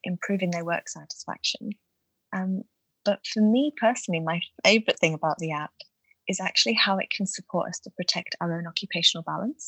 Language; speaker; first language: English; native; English